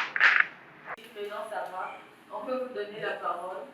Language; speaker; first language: French; non-native, local second language; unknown